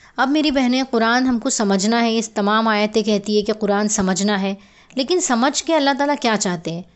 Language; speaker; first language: Urdu; native; Urdu